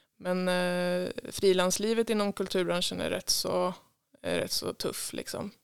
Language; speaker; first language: Swedish; native; Swedish